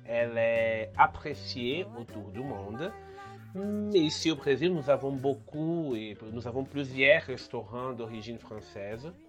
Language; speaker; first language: French; non-native, learner; Portuguese